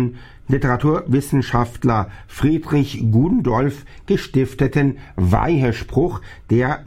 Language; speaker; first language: German; native; German